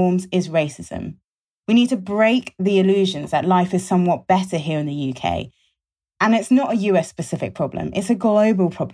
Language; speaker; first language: English; native; English